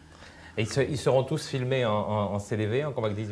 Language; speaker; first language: French; native; French